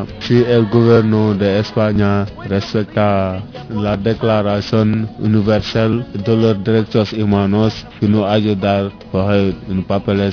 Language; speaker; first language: Spanish; non-native, learner; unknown